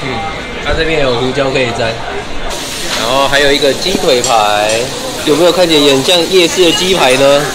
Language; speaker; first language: Chinese; native; Chinese